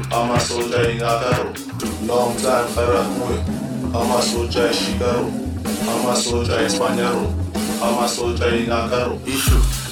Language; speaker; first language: English; native; English